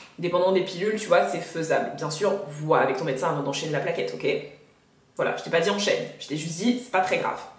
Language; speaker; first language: French; native; French